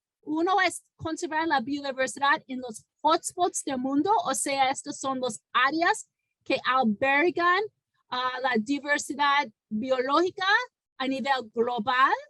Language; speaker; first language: Spanish; non-native, fluent; English